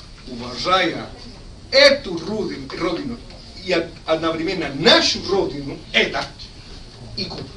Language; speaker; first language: Russian; non-native, fluent; Spanish